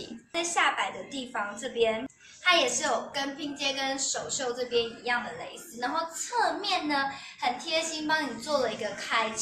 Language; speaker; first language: Chinese; native; Chinese